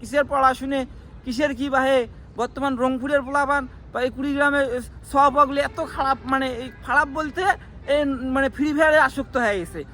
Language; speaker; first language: Bangla; native; Bangla